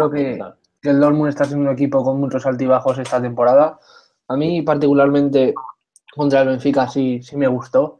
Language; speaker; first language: Spanish; native; Spanish